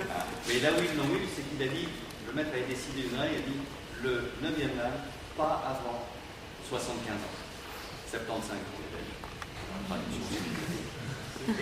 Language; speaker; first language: French; native; French